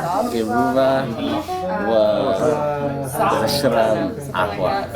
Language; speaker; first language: Arabic; non-native, learner; English